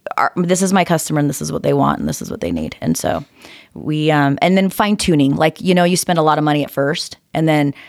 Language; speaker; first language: English; native; English